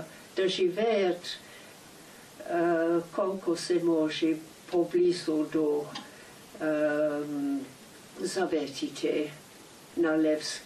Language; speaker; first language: Bulgarian; non-native, fluent; English